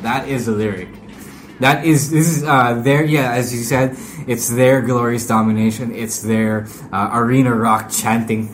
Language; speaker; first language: English; non-native, local second language; Filipino